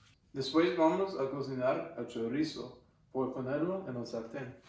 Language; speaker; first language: Spanish; non-native, learner; English